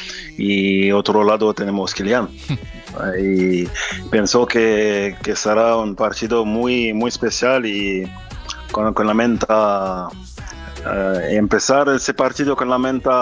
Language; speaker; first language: Spanish; non-native, fluent; French